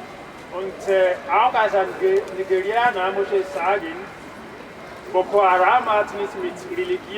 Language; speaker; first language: German; non-native, learner; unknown